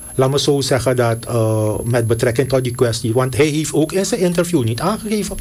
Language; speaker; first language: Dutch; native; Dutch